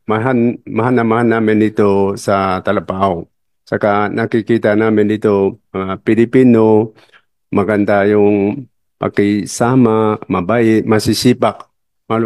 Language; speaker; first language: Filipino; non-native, learner; Chinese